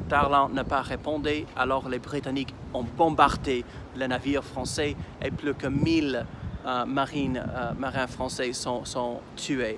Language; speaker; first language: French; non-native, fluent; English